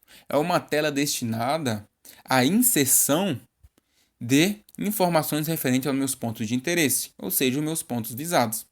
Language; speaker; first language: Portuguese; native; Portuguese